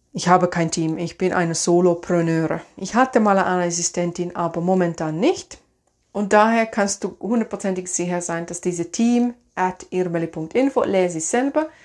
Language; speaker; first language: German; non-native, fluent; Finnish